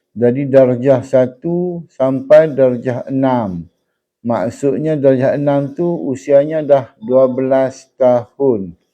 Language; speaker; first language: Malay; native; Malay